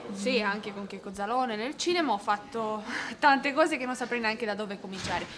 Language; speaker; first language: Italian; non-native, fluent; Romanian